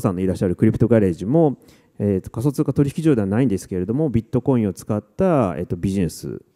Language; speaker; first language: Japanese; native; Japanese